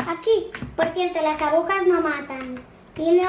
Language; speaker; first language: Spanish; native; Spanish